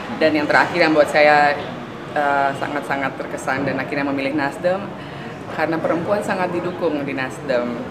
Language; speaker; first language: Indonesian; native; Indonesian